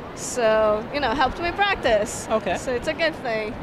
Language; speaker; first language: English; non-native, fluent; Portuguese